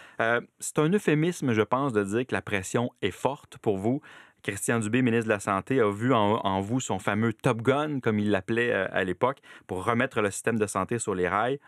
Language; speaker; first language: French; native; French